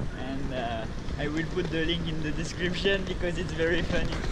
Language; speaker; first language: English; non-native, fluent; French